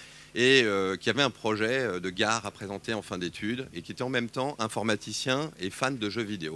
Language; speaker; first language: French; native; French